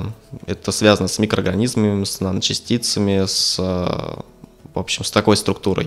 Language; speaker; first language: Russian; native; Russian